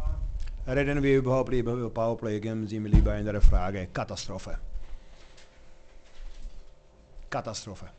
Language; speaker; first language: German; non-native, fluent; Czech